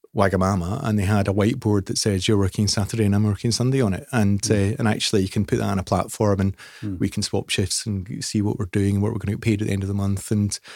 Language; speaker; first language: English; native; English